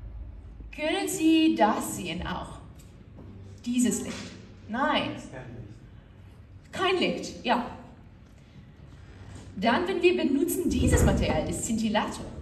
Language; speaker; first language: German; non-native, learner; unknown